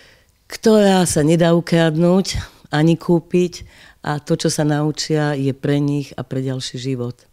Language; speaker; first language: Slovak; native; Slovak